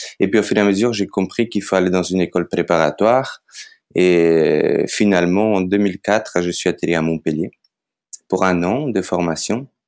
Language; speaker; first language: French; non-native, fluent; Macedonian